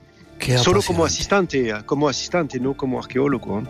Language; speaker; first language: Spanish; non-native, learner; French